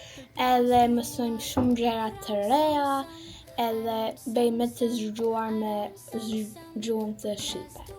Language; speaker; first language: Albanian; early bilingual, heritage; Albanian